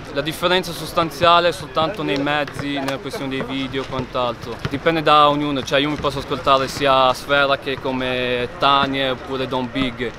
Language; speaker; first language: Italian; early bilingual, other home language; Arabic